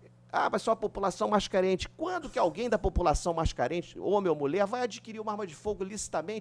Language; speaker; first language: Portuguese; native; Portuguese